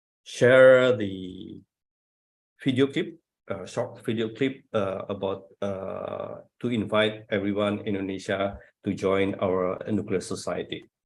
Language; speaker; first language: English; non-native, fluent; Indonesian